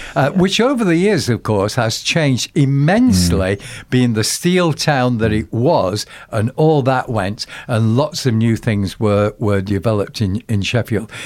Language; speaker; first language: English; native; English